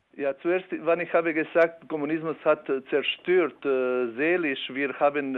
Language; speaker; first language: German; non-native, learner; Albanian